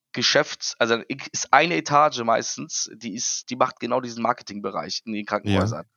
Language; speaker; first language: German; native; German